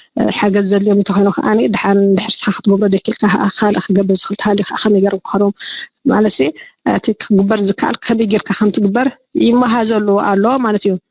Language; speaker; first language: Tigrinya; native; Tigrinya